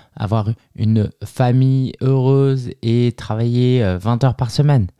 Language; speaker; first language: French; native; French